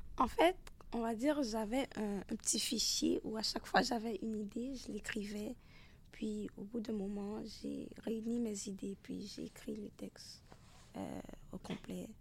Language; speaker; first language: French; non-native, local second language; Haitian Creole